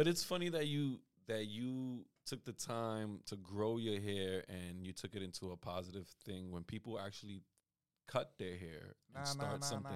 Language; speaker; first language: English; native; English